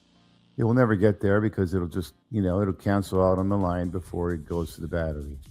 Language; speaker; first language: English; native; English